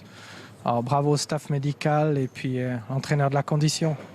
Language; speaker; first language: French; native; French